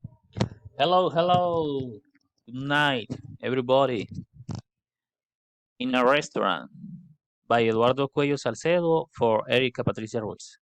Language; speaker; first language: English; non-native, learner; Spanish